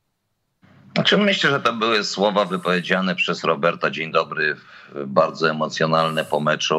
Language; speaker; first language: Polish; native; Polish